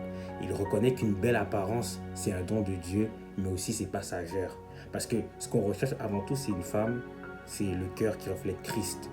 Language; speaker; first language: French; native; French